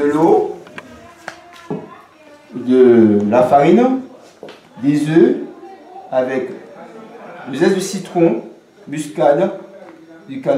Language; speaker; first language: French; native; French